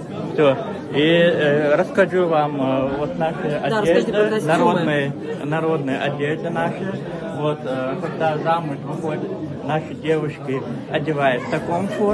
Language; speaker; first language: Russian; non-native, local second language; Ingush